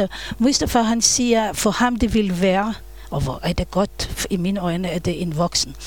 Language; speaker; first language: Danish; non-native, fluent; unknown